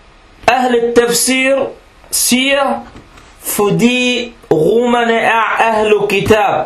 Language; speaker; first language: Danish; early bilingual, other home language; Arabic